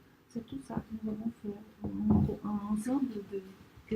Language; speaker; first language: French; non-native, learner; Portuguese